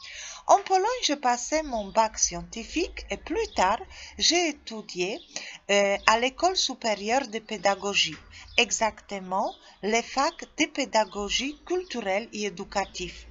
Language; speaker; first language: French; non-native, fluent; Polish